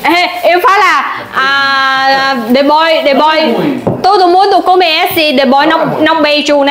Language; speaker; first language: Portuguese; non-native, learner; Vietnamese